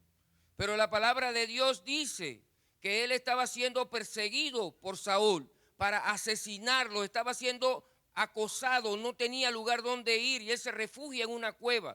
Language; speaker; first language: Spanish; native; Spanish